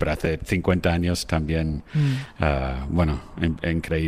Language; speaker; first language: Spanish; non-native, fluent; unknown